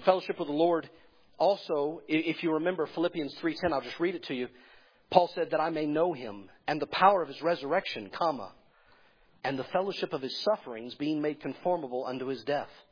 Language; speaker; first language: English; native; English